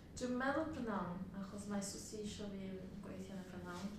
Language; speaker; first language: Welsh; non-native, learner; Spanish